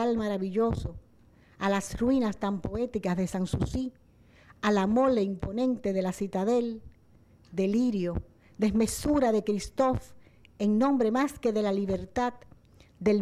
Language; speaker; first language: Spanish; native; Spanish